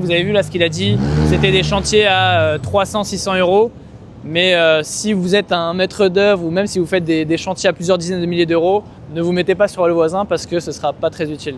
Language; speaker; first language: French; native; French